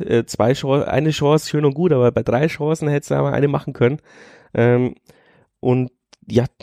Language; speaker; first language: German; native; German